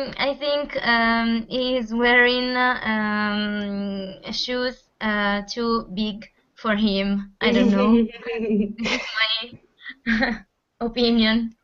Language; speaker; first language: English; non-native, fluent; Italian